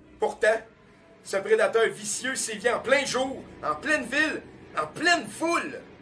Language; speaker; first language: French; native; French